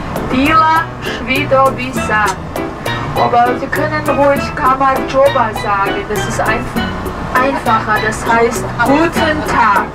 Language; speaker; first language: German; non-native, fluent; Georgian